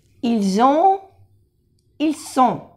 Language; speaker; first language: French; non-native, fluent; Spanish